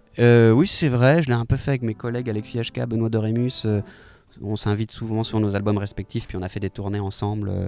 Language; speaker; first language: French; native; French